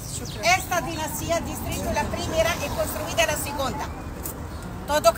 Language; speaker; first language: Italian; non-native, learner; Arabic